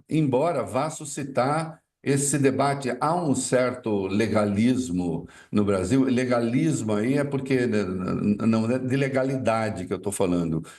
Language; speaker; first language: Portuguese; native; Portuguese